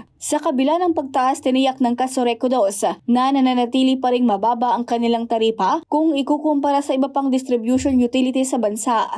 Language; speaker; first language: Filipino; non-native, local second language; Bikol